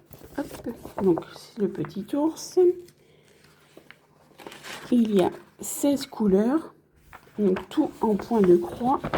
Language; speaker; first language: French; native; French